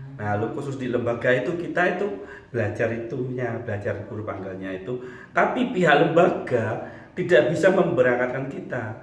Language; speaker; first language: Indonesian; non-native, local second language; Javanese